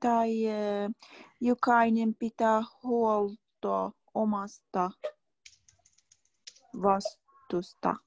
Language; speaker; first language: Finnish; non-native, learner; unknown